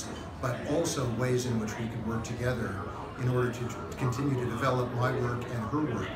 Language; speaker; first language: English; native; English